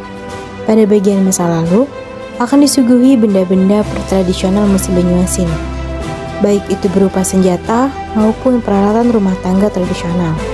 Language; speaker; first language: Indonesian; native; Indonesian